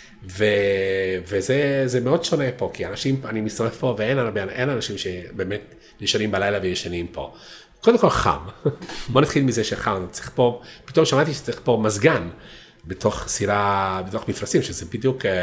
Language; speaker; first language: Hebrew; non-native, fluent; Italian